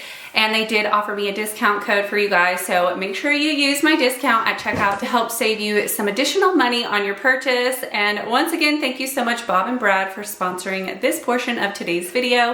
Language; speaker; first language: English; native; English